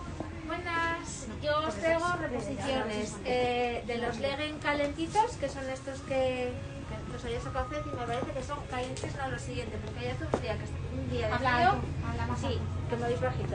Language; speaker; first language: Spanish; native; Spanish